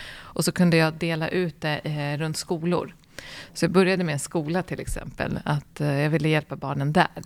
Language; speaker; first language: Swedish; early bilingual, other home language; Arabic